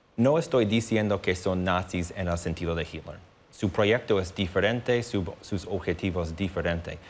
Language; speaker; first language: Spanish; non-native, fluent; English